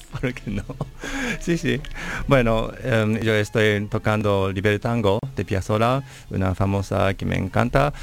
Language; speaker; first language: Spanish; non-native, learner; Japanese